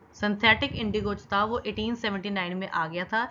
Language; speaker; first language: Hindi; non-native, local second language; Punjabi